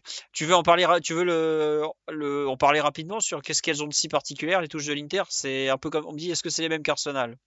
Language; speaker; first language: French; native; French